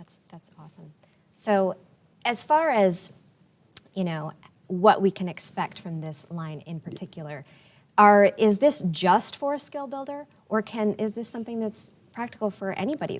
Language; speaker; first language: English; native; English